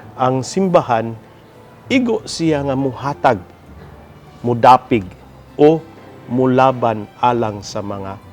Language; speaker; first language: Cebuano; native; Cebuano